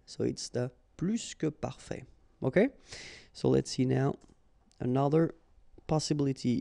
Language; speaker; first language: English; non-native, fluent; French